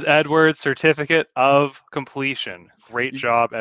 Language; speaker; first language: English; native; English